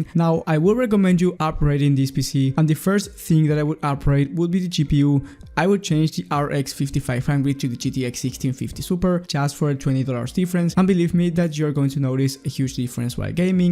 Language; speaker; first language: English; non-native, fluent; Spanish